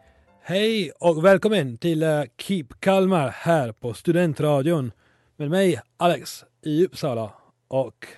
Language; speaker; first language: Swedish; non-native, fluent; Italian